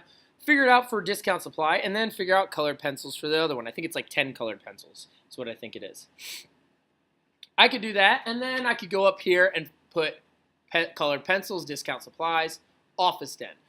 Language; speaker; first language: English; native; English